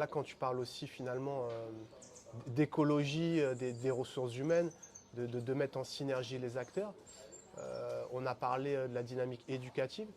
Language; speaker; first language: French; native; French